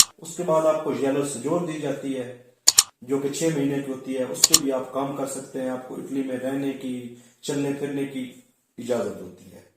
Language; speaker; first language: Urdu; non-native, local second language; Punjabi